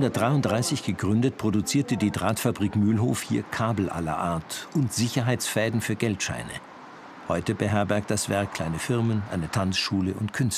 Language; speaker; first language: German; native; German